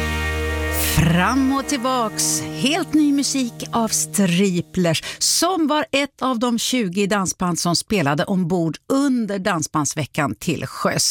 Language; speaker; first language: Swedish; native; Swedish